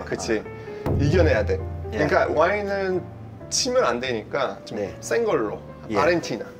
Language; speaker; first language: Korean; non-native, fluent; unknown